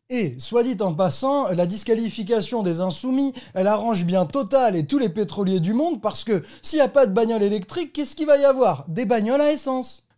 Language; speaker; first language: French; native; French